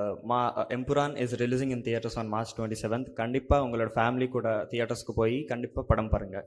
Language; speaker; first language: Tamil; non-native, learner; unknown